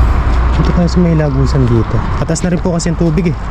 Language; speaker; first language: Filipino; native; Filipino